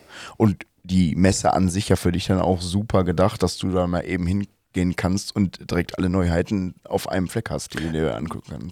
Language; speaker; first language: German; native; German